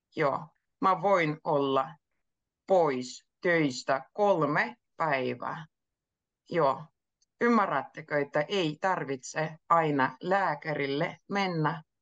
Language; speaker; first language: Finnish; native; Finnish